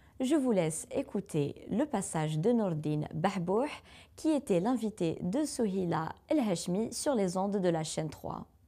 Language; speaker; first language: French; non-native, local second language; Arabic